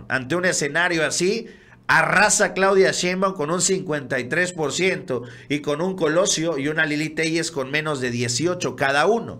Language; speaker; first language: Spanish; native; Spanish